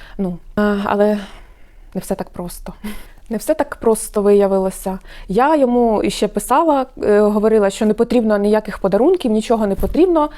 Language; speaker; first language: Ukrainian; non-native, local second language; Russian